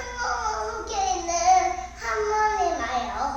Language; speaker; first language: Korean; early bilingual, heritage; Korean